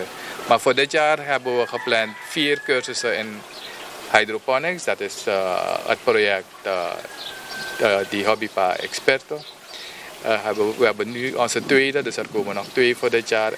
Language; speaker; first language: Dutch; non-native, local second language; Papiamento